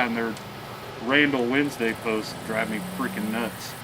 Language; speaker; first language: English; native; English